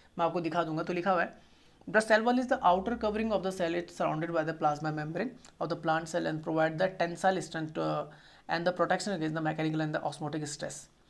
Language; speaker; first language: Hindi; native; Hindi